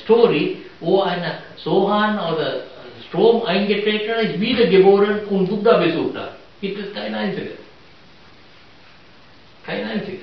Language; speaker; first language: German; non-native, fluent; Sinhala